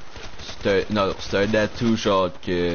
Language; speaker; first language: French; native; French